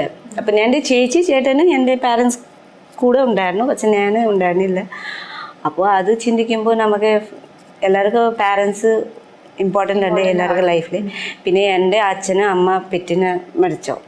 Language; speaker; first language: Malayalam; non-native, learner; Nepali